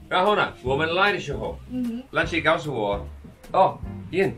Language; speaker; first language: Chinese; non-native, learner; English